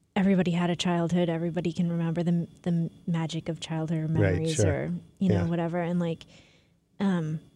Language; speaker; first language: English; native; English